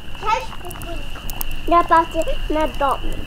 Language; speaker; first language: Polish; early bilingual, heritage; Polish